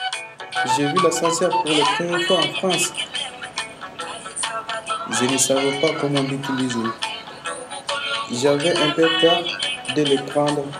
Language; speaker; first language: French; non-native, learner; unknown